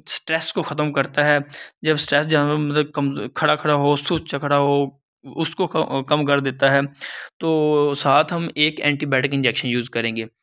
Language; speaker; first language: Urdu; non-native, local second language; Punjabi